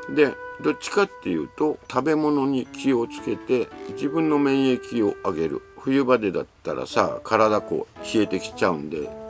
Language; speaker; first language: Japanese; native; Japanese